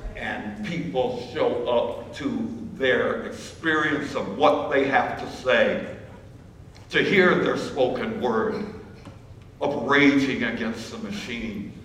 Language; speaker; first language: English; native; English